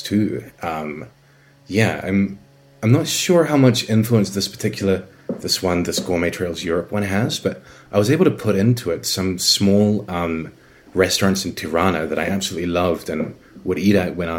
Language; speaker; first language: English; native; English